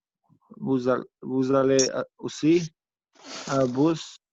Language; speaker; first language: French; non-native, learner; Albanian